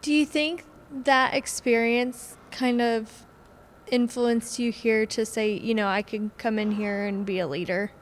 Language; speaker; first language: English; native; English